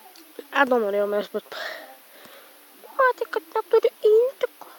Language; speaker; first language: Lithuanian; native; Lithuanian